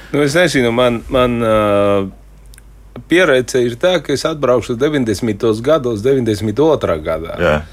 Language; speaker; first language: Latvian; non-native, fluent; Spanish